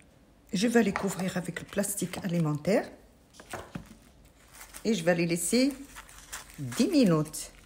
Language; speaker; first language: French; non-native, local second language; Arabic